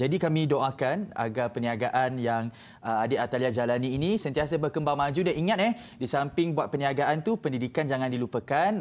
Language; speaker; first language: Malay; native; Malay